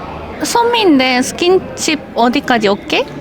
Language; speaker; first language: Korean; non-native, local second language; Japanese